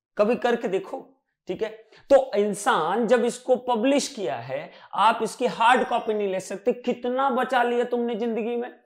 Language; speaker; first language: Hindi; native; Hindi